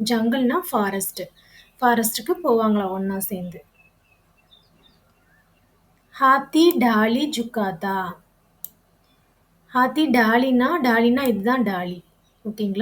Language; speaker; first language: Tamil; native; Tamil